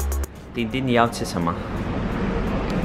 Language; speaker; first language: Chinese; non-native, learner; Turkish